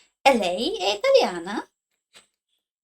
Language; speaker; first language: Italian; non-native, learner; English